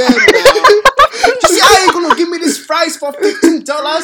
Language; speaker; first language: English; non-native, local second language; Yoruba